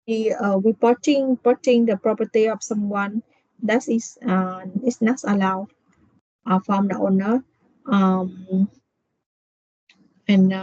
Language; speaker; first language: English; non-native, learner; Vietnamese